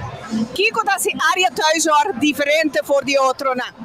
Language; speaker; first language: Dutch; non-native, local second language; Papiamento